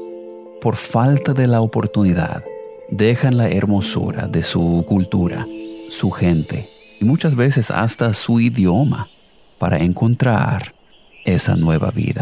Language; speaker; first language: Spanish; non-native, fluent; English